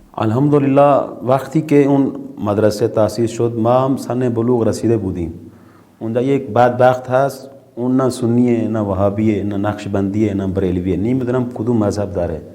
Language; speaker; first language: Persian; non-native, fluent; Urdu